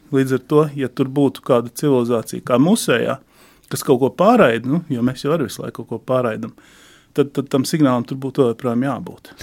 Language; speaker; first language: Latvian; native; Latvian